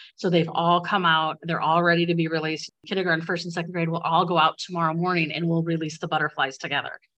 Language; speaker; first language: English; native; English